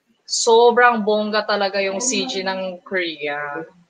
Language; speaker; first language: Filipino; native; Filipino